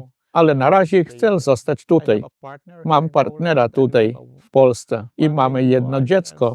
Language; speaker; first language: Polish; non-native, fluent; Filipino